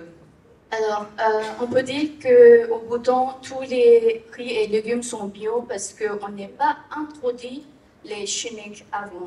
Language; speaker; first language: French; non-native, learner; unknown